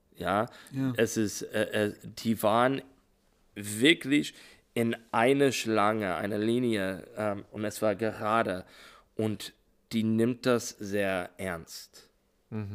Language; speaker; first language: German; non-native, learner; English